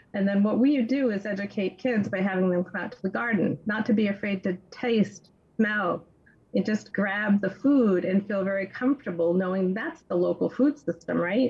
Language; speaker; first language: English; native; English